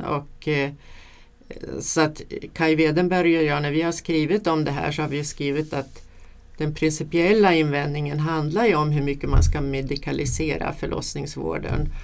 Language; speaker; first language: Swedish; native; Swedish